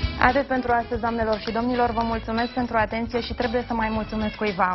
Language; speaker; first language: Romanian; native; Romanian